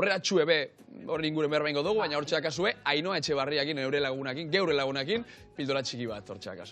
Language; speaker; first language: Basque; native; Basque